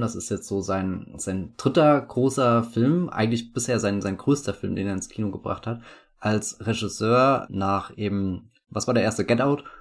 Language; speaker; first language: German; native; German